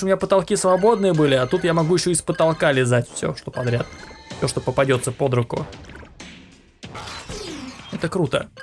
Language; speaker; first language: Russian; native; Russian